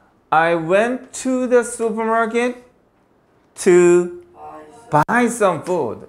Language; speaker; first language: English; non-native, fluent; Korean